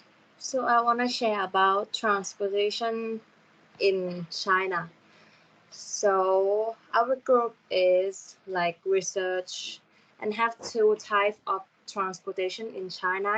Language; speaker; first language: English; non-native, learner; Thai